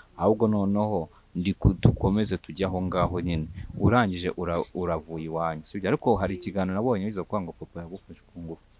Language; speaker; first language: Kinyarwanda; native; Kinyarwanda